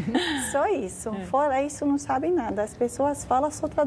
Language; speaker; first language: Portuguese; non-native, learner; Arabic